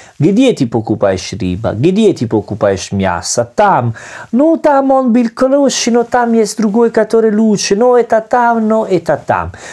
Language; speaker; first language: Russian; non-native, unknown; Italian